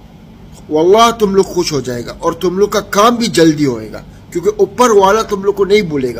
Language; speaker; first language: Hindi; non-native, fluent; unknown